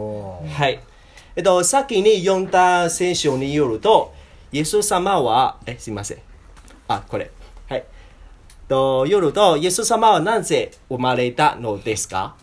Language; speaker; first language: Japanese; non-native, learner; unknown